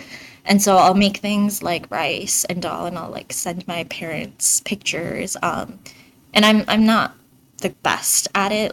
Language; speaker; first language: English; early bilingual, other home language; Bangla